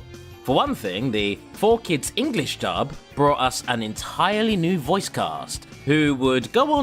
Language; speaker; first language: English; native; English